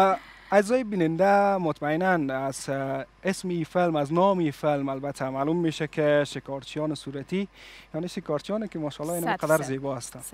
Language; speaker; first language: Persian; native; Persian